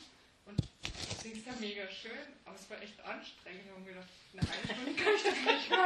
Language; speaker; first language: German; native; German